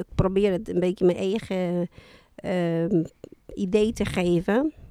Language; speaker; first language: Dutch; non-native, fluent; Spanish